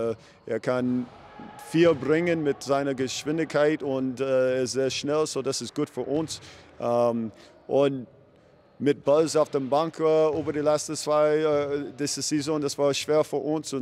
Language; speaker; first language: German; non-native, learner; English